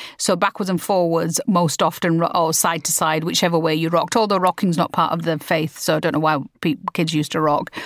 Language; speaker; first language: English; early bilingual, other home language; Punjabi